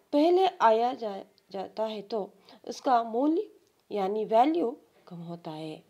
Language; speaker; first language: Hindi; non-native, local second language; Kannada